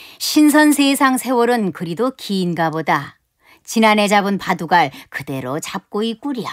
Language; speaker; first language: Korean; native; Korean